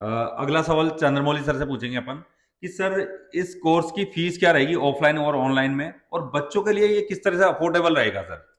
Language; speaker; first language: Hindi; native; Hindi